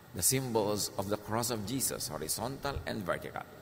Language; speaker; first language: English; non-native, local second language; Filipino